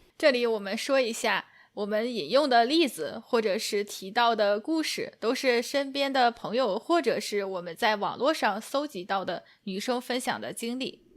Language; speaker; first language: Chinese; native; Chinese